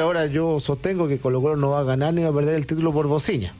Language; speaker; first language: Spanish; native; Spanish